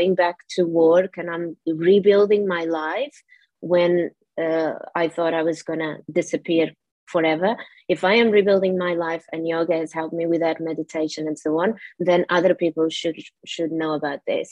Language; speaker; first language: English; non-native, fluent; Portuguese